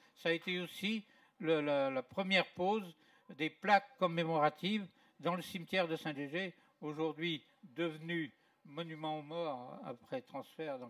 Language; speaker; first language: French; native; French